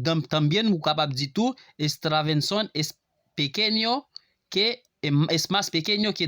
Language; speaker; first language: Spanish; non-native, learner; Haitian Creole